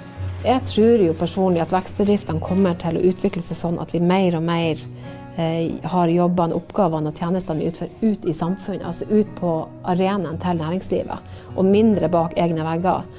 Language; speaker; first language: Norwegian; native; Norwegian